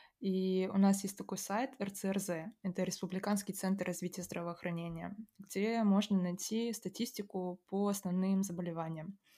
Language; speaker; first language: Russian; native; Russian